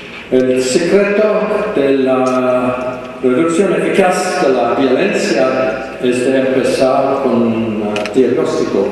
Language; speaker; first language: Spanish; non-native, fluent; English